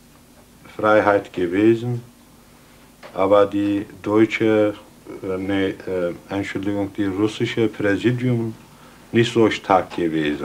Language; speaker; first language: German; non-native, learner; Adyghe